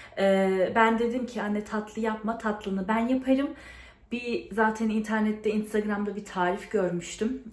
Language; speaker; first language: Turkish; native; Turkish